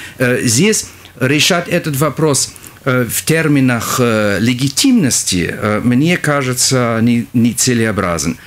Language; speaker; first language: Russian; non-native, fluent; German